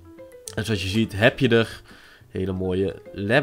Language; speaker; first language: Dutch; native; Dutch